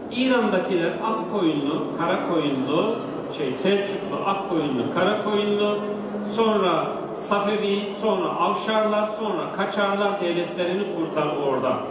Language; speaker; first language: Turkish; native; Turkish